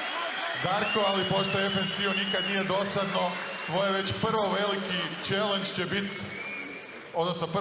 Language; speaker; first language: Croatian; native; Croatian